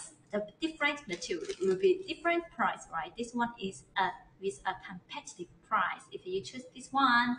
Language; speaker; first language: English; non-native, learner; Chinese